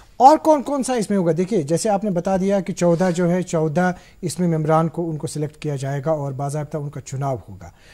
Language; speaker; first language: Hindi; non-native, local second language; Kashmiri